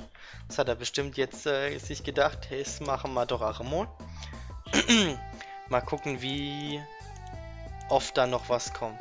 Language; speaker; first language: German; native; German